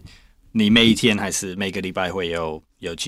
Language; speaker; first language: Chinese; non-native, learner; English